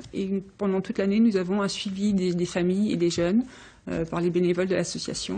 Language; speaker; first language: French; native; French